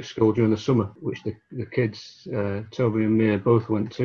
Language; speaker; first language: English; native; English